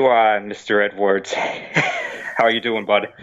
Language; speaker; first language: English; native; English